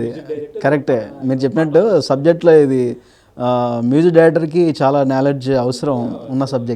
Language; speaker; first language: Telugu; native; Telugu